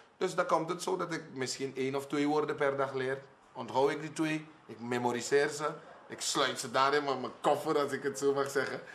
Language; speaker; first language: Dutch; non-native, local second language; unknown